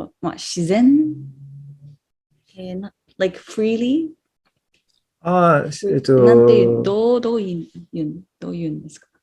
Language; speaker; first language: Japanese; non-native, fluent; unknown